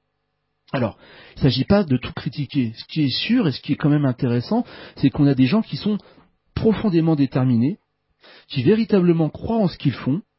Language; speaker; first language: French; native; French